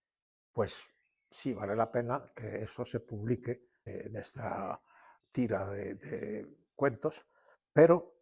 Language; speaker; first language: Spanish; native; Spanish